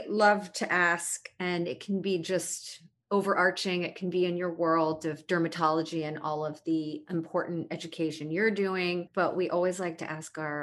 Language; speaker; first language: English; native; English